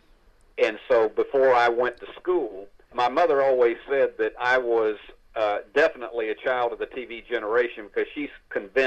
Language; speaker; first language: English; native; English